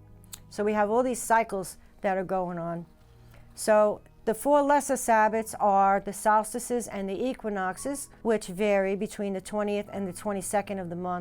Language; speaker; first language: English; native; English